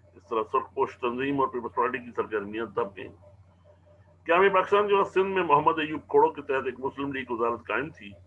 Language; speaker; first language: Urdu; native; Urdu